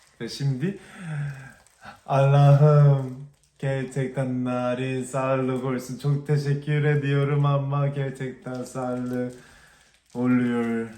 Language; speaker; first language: Turkish; non-native, learner; Korean